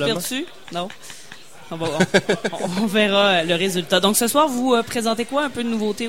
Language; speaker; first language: French; native; French